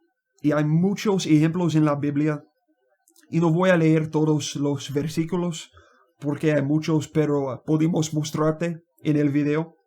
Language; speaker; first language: Spanish; non-native, learner; English